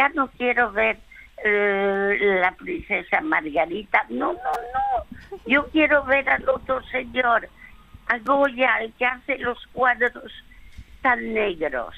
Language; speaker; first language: Spanish; early bilingual, other home language; French